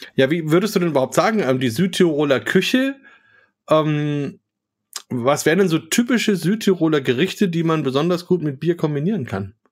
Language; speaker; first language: German; native; German